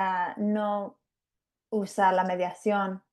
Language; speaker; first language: Spanish; non-native, fluent; English